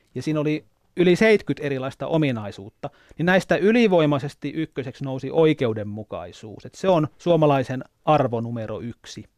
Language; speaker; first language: Finnish; native; Finnish